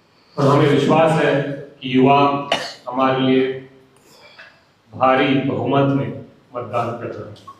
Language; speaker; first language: Hindi; native; Hindi